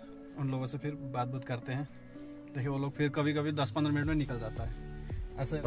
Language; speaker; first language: Hindi; non-native, local second language; Nepali